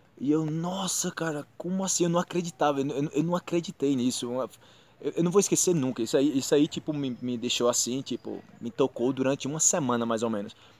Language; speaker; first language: Portuguese; native; Portuguese